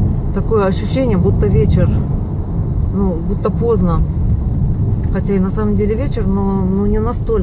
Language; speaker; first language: Russian; native; Russian